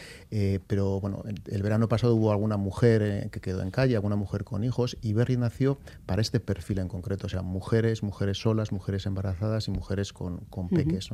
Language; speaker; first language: Spanish; native; Spanish